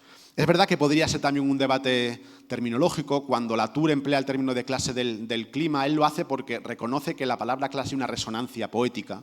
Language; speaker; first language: Spanish; native; Spanish